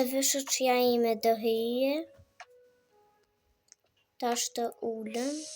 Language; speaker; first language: Albanian; early bilingual, heritage; Albanian